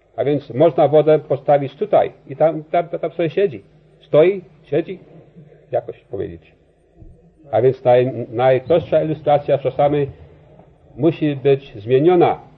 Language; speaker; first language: Polish; early bilingual, heritage; Polish